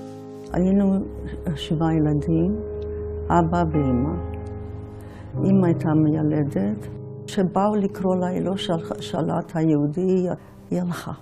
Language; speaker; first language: Hebrew; non-native, fluent; Yiddish